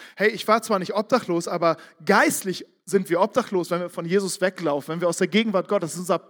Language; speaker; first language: German; native; German